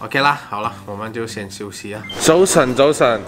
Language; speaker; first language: Chinese; non-native, local second language; Cantonese